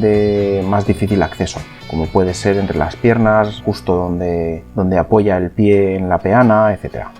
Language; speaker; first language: Spanish; native; Spanish